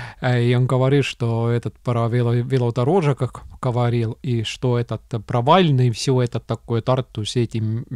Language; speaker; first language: Russian; non-native, local second language; Estonian